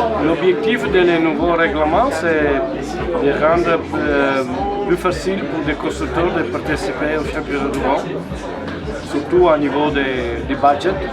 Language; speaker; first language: French; non-native, fluent; Italian